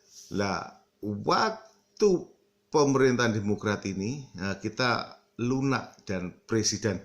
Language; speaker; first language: Indonesian; early bilingual, heritage; Indonesian